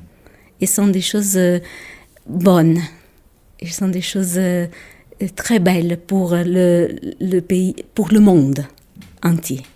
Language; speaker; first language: French; non-native, local second language; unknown